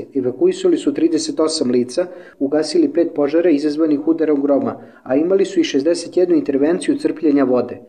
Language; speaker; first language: Serbian; native; Serbian